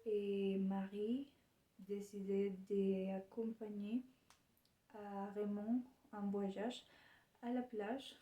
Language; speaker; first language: French; non-native, learner; Spanish